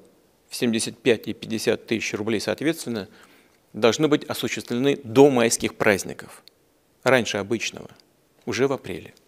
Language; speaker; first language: Russian; native; Russian